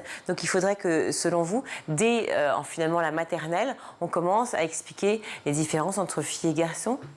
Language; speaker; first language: French; native; French